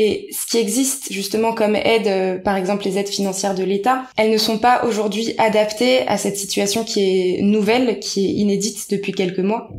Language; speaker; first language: French; native; French